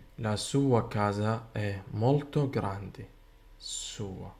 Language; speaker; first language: Italian; non-native, learner; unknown